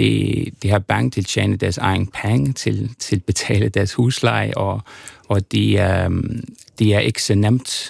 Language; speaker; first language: Danish; non-native, fluent; English